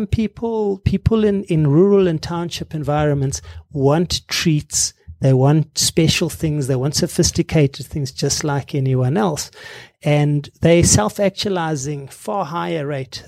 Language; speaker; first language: English; native; English